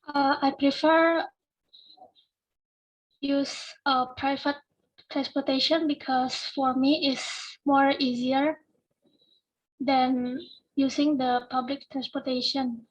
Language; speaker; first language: English; non-native, learner; Indonesian